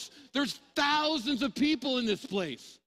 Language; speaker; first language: English; native; English